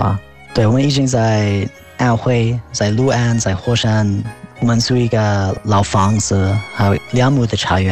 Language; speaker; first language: Chinese; non-native, fluent; English